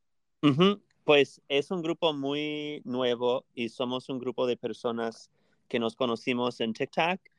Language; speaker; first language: Spanish; non-native, fluent; English